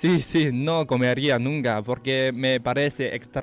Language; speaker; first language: Spanish; non-native, learner; Chinese